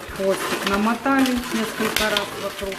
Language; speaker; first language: Russian; native; Russian